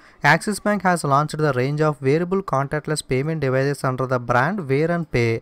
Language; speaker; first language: English; non-native, local second language; Telugu